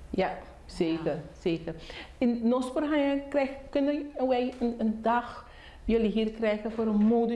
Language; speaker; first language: Dutch; non-native, local second language; Papiamento